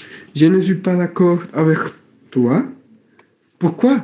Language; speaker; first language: French; non-native, learner; Spanish